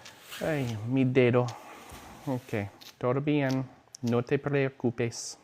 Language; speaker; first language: Spanish; non-native, learner; English